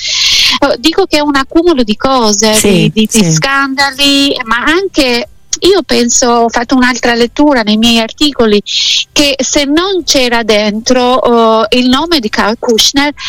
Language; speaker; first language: Italian; non-native, fluent; Albanian